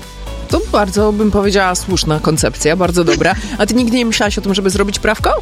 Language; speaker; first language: Polish; native; Polish